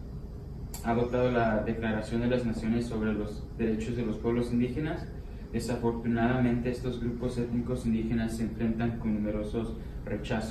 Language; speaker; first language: Spanish; early bilingual, heritage; Spanish